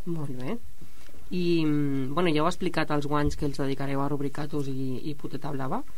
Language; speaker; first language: Catalan; native; Catalan